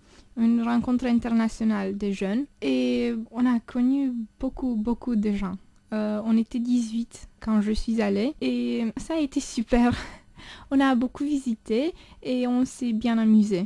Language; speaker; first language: French; non-native, fluent; Romanian